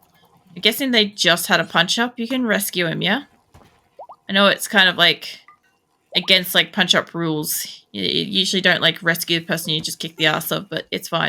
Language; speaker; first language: English; native; English